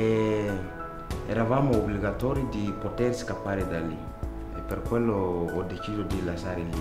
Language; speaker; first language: Italian; non-native, learner; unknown